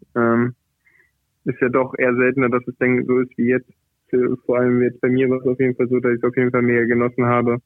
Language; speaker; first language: German; early bilingual, other home language; Portuguese